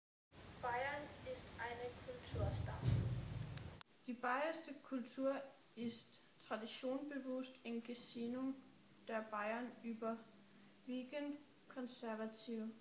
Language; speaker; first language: German; non-native, learner; Danish